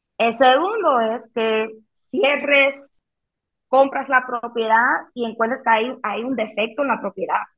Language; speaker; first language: Spanish; early bilingual, heritage; Spanish